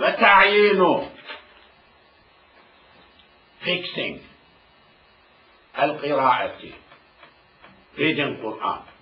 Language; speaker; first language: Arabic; non-native, fluent; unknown